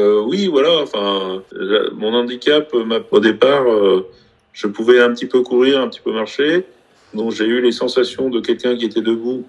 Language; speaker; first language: French; native; French